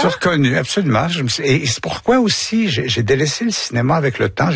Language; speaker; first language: French; native; French